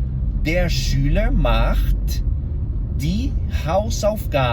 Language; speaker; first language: German; non-native, fluent; Portuguese